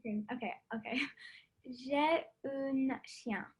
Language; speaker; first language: French; non-native, learner; English